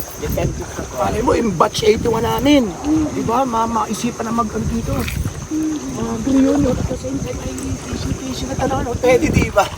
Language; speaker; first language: Filipino; native; Filipino